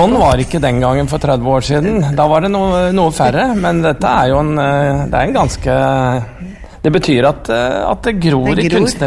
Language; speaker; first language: Norwegian; native; Norwegian